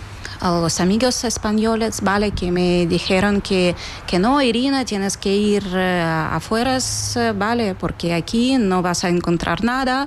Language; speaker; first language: Spanish; non-native, fluent; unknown